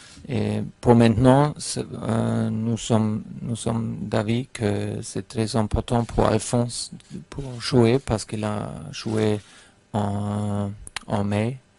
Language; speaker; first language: French; non-native, fluent; German